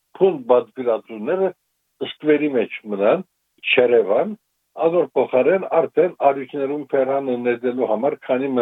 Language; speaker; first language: Armenian; native; Armenian